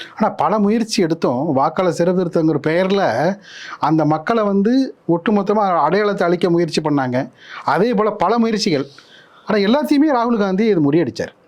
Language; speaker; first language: Tamil; native; Tamil